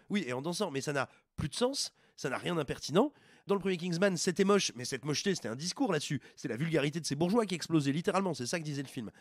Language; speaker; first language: French; native; French